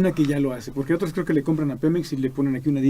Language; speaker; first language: Spanish; native; Spanish